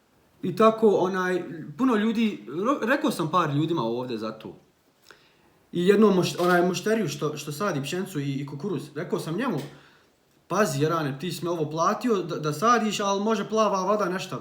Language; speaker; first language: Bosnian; early bilingual, heritage; Bosnian